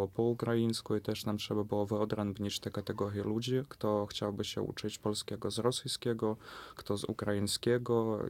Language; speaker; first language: Polish; non-native, fluent; Russian